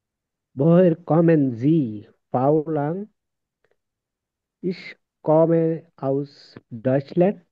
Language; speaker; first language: German; non-native, learner; Bangla